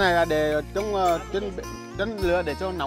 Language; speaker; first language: Vietnamese; non-native, learner; Portuguese